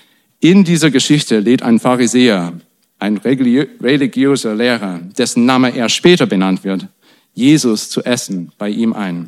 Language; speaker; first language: German; non-native, fluent; English